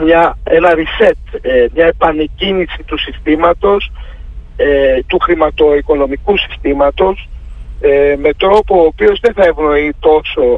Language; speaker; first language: Greek; native; Greek